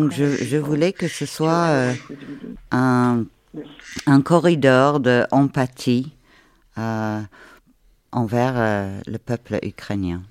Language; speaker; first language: French; non-native, fluent; Ukrainian